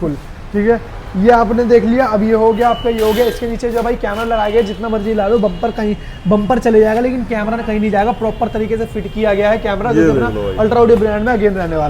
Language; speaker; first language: Hindi; native; Hindi